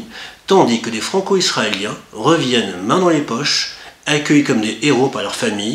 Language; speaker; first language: French; native; French